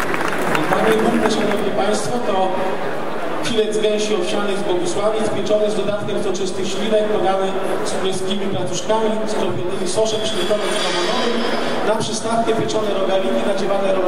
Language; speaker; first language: Polish; native; Polish